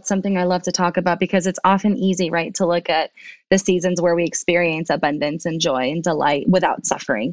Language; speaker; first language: English; early bilingual, other home language; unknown